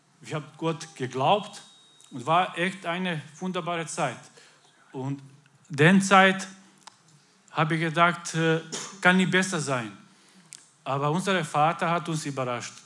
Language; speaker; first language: German; non-native, learner; Croatian